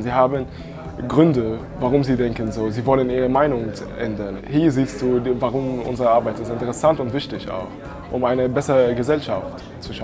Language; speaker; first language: German; non-native, learner; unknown